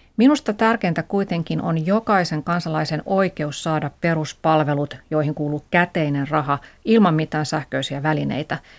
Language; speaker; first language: Finnish; native; Finnish